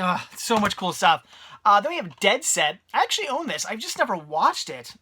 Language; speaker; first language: English; native; English